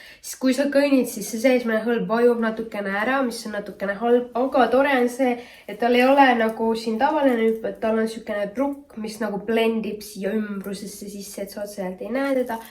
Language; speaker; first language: Estonian; native; Estonian